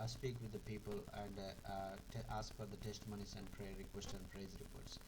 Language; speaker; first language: English; non-native, local second language; Telugu